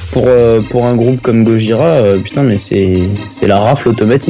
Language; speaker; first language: French; native; French